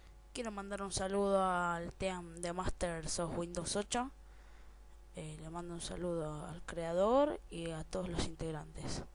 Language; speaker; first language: Spanish; native; Spanish